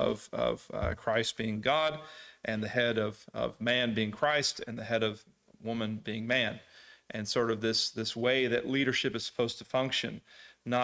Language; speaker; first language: English; native; English